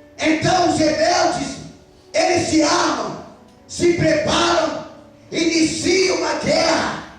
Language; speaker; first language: Portuguese; non-native, fluent; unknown